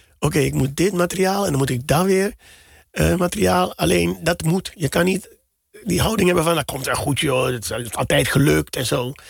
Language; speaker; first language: Dutch; native; Dutch